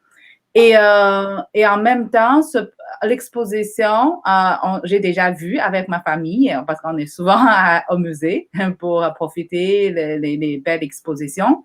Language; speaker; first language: French; non-native, fluent; Chinese